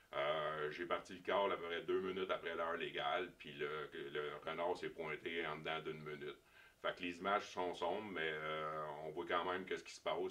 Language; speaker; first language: French; native; French